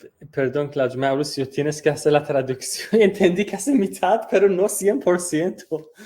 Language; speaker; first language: Spanish; non-native, fluent; Persian